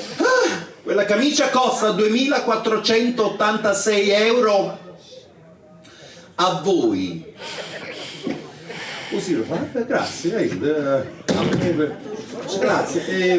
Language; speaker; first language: Italian; native; Italian